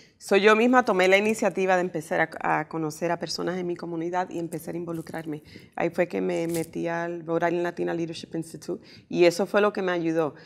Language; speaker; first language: Spanish; early bilingual, heritage; Spanish